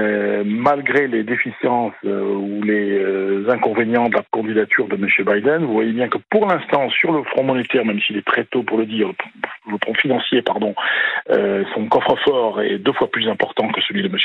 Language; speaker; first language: French; native; French